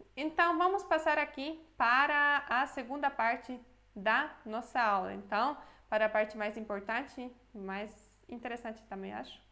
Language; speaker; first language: Portuguese; non-native, fluent; Polish